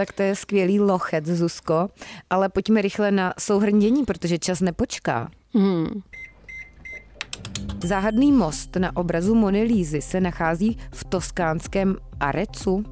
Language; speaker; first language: Czech; native; Czech